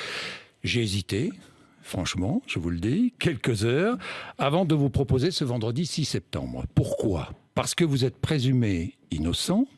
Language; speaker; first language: French; native; French